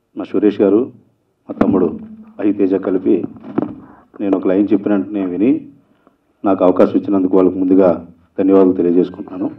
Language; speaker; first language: Telugu; native; Telugu